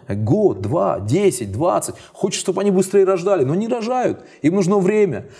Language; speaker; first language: Russian; native; Russian